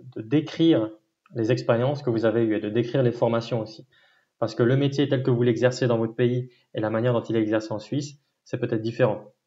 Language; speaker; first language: French; native; French